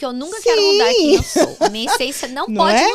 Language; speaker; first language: Portuguese; native; Portuguese